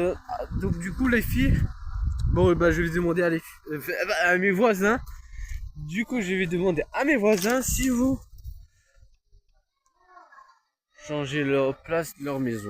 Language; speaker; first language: French; native; French